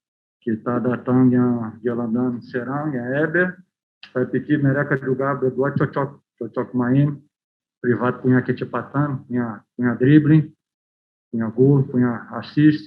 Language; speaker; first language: Indonesian; non-native, fluent; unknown